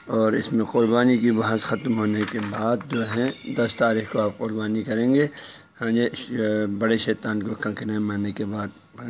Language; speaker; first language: Urdu; non-native, local second language; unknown